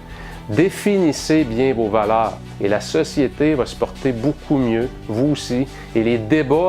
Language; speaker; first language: French; native; French